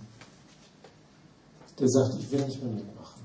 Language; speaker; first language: German; native; German